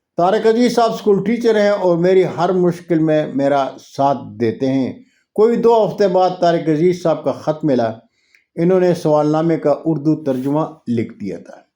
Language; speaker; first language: Urdu; non-native, local second language; Punjabi